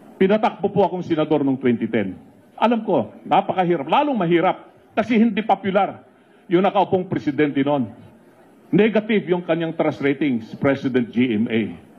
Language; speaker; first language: Filipino; non-native, local second language; Iloko